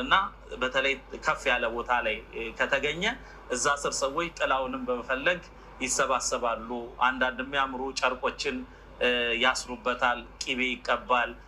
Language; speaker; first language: Amharic; non-native, local second language; Oromo